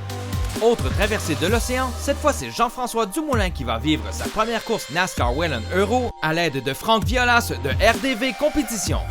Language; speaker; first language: French; native; French